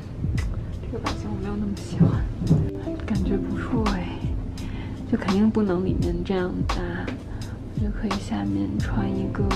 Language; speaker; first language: Chinese; native; Chinese